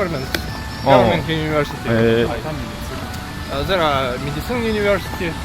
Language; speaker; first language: English; non-native, learner; Russian